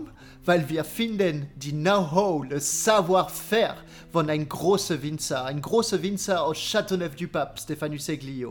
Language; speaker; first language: German; non-native, learner; French